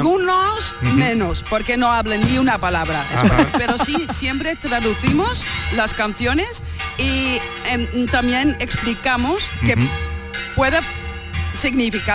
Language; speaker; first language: Spanish; non-native, fluent; Dutch